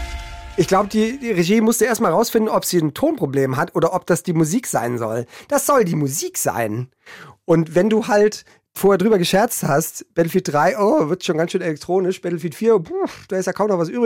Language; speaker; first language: German; native; German